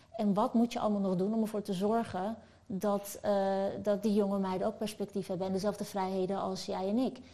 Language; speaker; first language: Dutch; early bilingual, other home language; Turkish